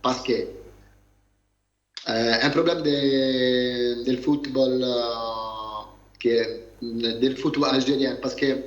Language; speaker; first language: French; non-native, learner; Italian